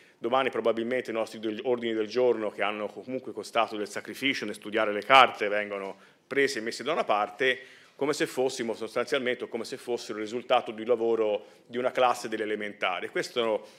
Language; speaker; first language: Italian; native; Italian